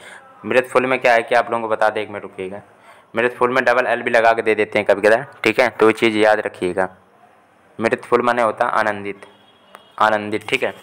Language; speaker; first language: Hindi; native; Hindi